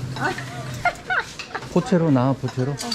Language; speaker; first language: Korean; native; Korean